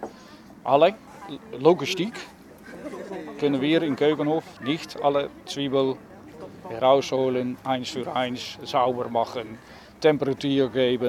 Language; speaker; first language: German; non-native, learner; Dutch